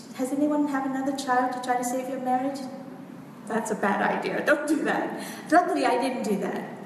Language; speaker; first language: English; non-native, fluent; Vietnamese